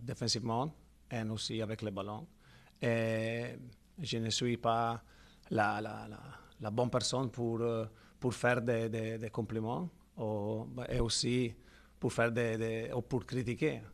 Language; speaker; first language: French; non-native, learner; Italian